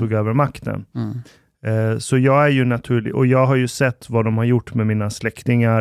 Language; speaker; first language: Swedish; early bilingual, other home language; Persian